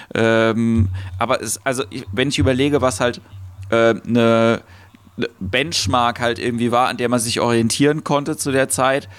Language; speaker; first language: German; native; German